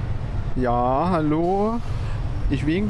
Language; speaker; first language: German; native; German